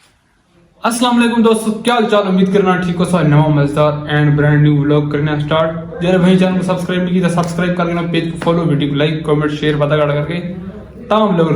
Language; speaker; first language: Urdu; non-native, local second language; Saraiki